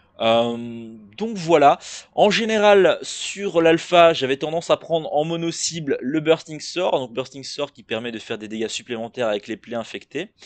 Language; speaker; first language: French; native; French